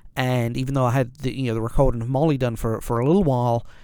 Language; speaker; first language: English; native; English